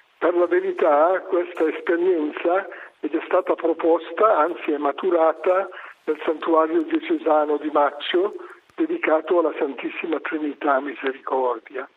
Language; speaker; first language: Italian; native; Italian